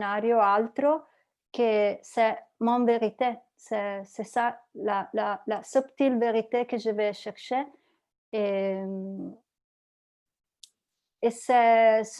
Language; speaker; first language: French; non-native, learner; Italian